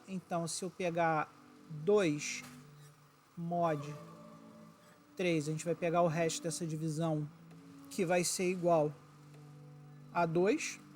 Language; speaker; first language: Portuguese; native; Portuguese